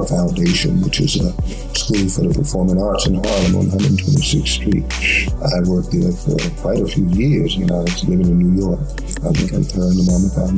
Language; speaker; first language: English; native; English